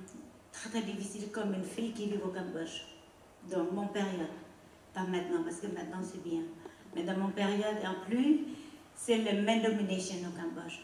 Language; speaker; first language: French; non-native, learner; Khmer